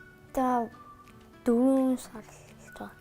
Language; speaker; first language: Mongolian; early bilingual, heritage; Mongolian